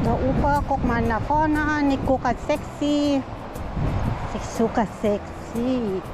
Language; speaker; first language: German; non-native, learner; Filipino